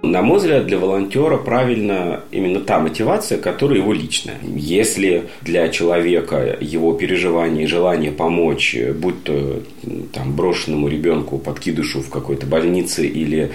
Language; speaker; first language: Russian; native; Russian